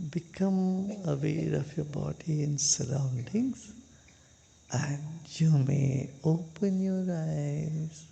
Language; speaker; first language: English; non-native, local second language; Kannada